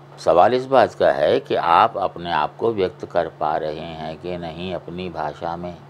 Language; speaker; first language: Hindi; non-native, local second language; Punjabi